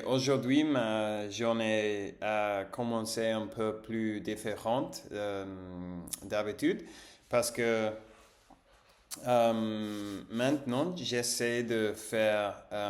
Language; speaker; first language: French; non-native, learner; English